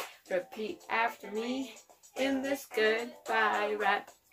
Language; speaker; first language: English; non-native, fluent; Spanish